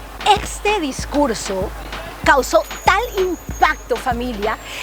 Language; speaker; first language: Spanish; native; Spanish